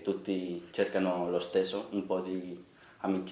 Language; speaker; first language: Italian; non-native, learner; Spanish